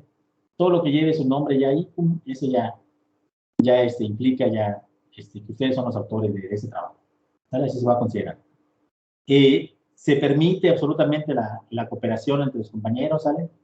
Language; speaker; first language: Spanish; native; Spanish